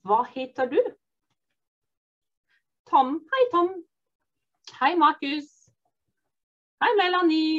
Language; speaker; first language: Norwegian; non-native, fluent; German